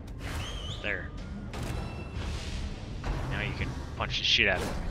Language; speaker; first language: English; native; English